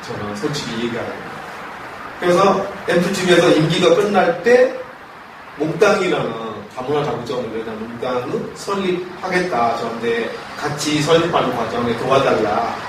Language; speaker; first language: Korean; non-native, fluent; Burmese